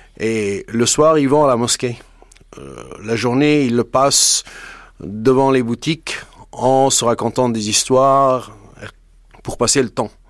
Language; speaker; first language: French; non-native, fluent; Persian